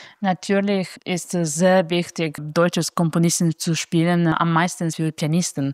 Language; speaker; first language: German; non-native, fluent; Italian